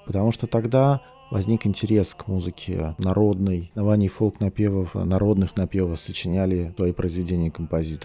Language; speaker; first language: Russian; native; Russian